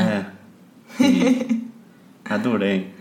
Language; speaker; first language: Portuguese; non-native, fluent; English